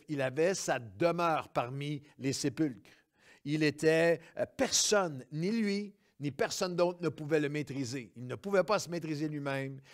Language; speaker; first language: French; native; French